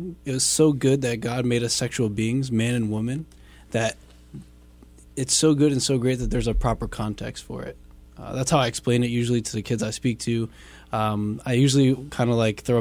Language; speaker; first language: English; native; English